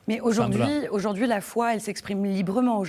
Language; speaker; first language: French; native; French